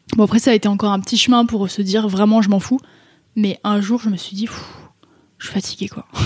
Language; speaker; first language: French; native; French